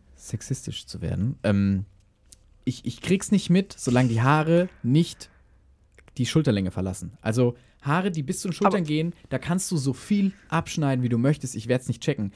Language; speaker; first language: German; native; German